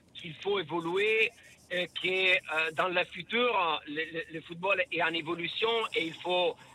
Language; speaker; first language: French; non-native, fluent; Italian